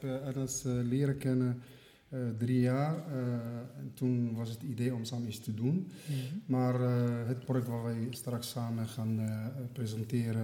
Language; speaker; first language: Dutch; non-native, fluent; Arabic